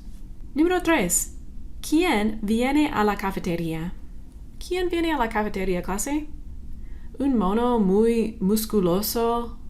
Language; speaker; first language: Spanish; non-native, fluent; English